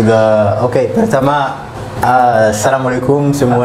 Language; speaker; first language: Indonesian; non-native, learner; Malagasy